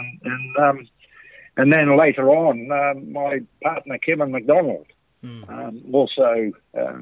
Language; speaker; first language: English; native; English